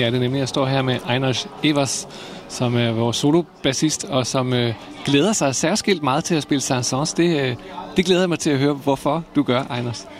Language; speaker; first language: Danish; native; Danish